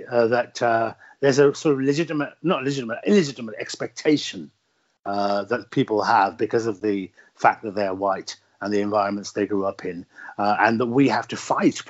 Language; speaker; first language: English; native; English